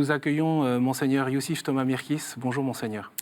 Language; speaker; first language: French; native; French